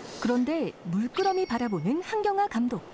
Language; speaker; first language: Korean; native; Korean